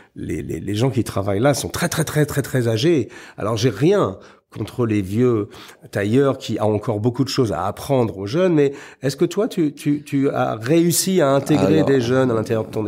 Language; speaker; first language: French; native; French